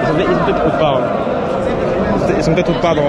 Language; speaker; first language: French; native; French